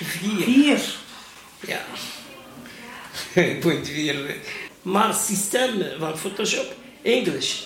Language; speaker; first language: Dutch; non-native, learner; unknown